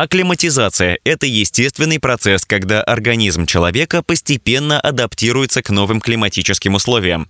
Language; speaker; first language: Russian; native; Russian